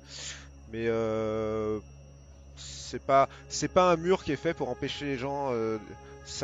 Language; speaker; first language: French; native; French